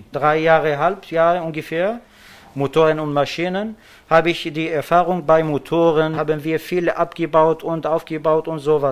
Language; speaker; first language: German; non-native, learner; Arabic